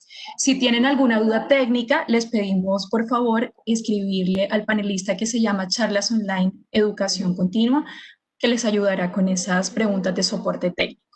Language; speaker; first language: Spanish; native; Spanish